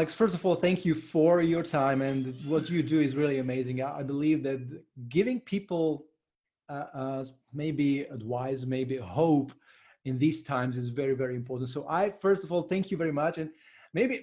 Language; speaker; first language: English; non-native, fluent; Slovak